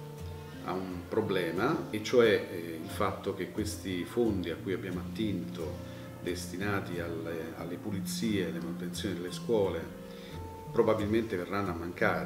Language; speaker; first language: Italian; native; Italian